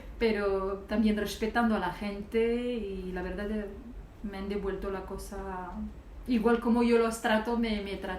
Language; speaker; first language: Spanish; non-native, local second language; Arabic